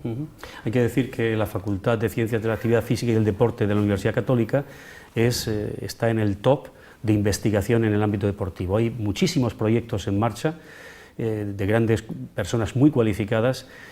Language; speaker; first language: Spanish; native; Spanish